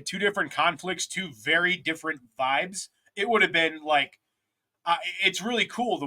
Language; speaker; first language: English; native; English